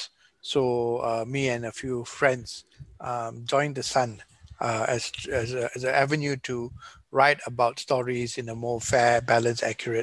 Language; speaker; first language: English; non-native, local second language; Tamil